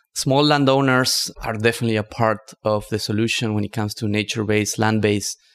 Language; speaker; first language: English; non-native, fluent; Spanish